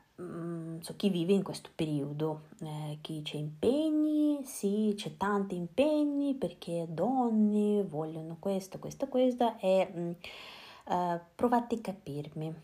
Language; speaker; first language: Italian; non-native, learner; Russian